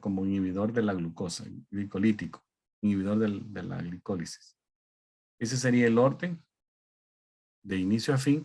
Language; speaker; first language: Spanish; native; Spanish